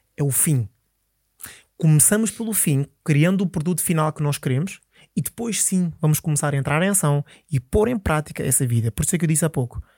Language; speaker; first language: Portuguese; early bilingual, other home language; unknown